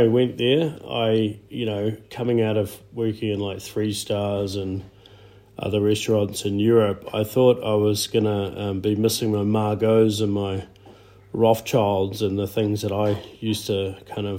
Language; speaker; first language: English; native; English